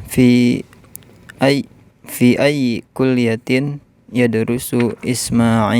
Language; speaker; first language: Arabic; non-native, learner; Indonesian